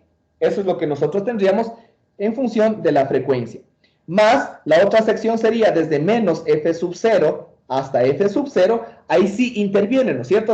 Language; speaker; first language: Spanish; native; Spanish